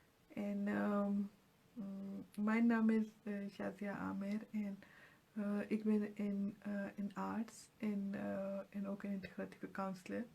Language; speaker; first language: Dutch; non-native, fluent; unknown